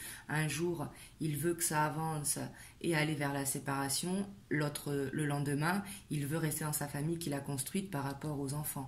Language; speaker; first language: French; native; French